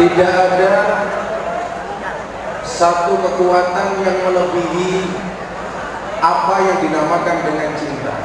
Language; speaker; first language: Indonesian; non-native, local second language; Javanese